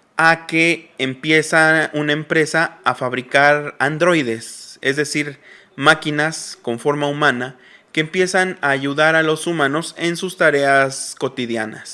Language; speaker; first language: Spanish; native; Spanish